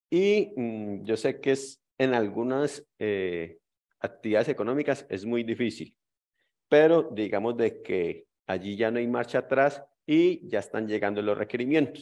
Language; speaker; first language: Spanish; native; Spanish